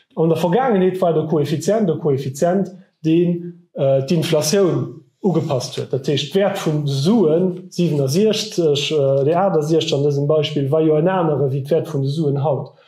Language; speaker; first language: Luxembourgish; native; Luxembourgish